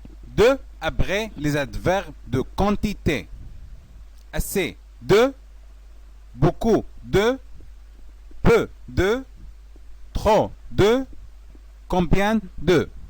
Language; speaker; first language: French; non-native, fluent; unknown